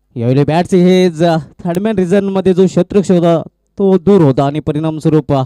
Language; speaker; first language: Marathi; native; Marathi